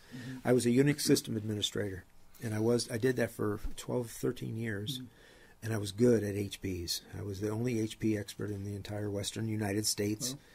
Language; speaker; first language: English; native; English